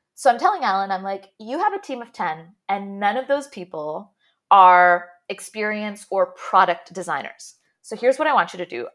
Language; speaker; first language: English; non-native, fluent; Arabic